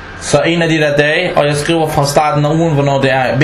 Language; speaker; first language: Danish; non-native, fluent; Arabic